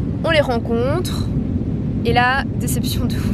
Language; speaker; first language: French; native; French